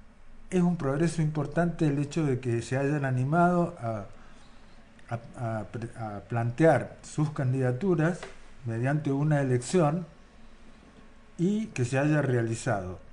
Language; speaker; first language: Spanish; native; Spanish